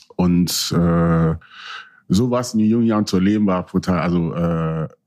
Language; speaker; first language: German; early bilingual, other home language; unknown